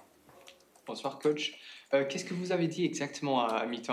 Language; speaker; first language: French; non-native, fluent; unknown